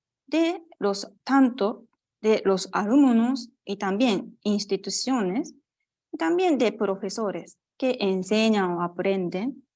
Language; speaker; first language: Spanish; non-native, fluent; Japanese